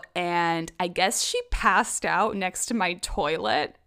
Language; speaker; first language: English; early bilingual, other home language; Czech